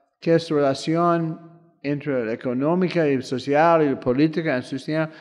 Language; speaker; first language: Spanish; non-native, fluent; English